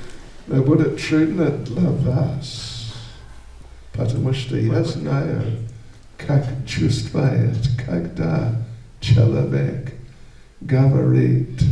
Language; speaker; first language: Russian; non-native, learner; English